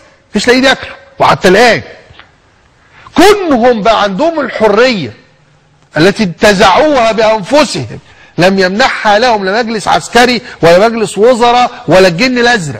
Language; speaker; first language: Arabic; native; Arabic